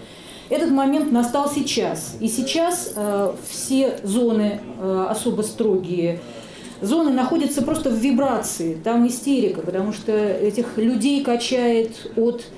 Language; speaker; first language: Russian; native; Russian